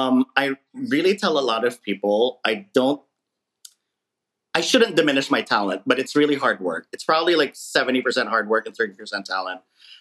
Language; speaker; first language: English; non-native, local second language; Filipino